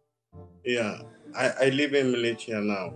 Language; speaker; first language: English; non-native, learner; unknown